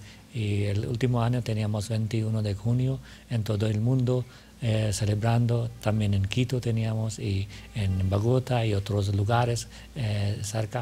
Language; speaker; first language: Spanish; non-native, learner; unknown